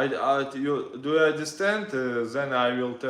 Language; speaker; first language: English; non-native, learner; Russian